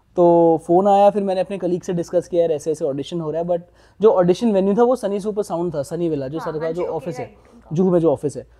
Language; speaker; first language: Hindi; native; Hindi